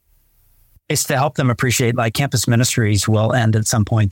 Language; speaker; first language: English; native; English